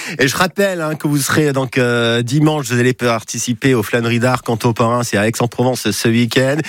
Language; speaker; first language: French; native; French